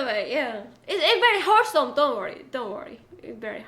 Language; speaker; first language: English; non-native, learner; Korean